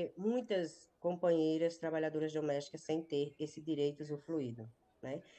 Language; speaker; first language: Portuguese; native; Portuguese